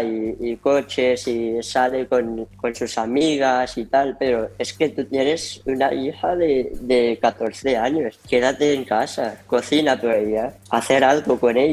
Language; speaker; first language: Spanish; early bilingual, heritage; Spanish